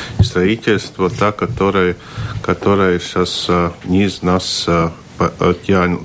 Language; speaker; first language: Russian; non-native, local second language; Latvian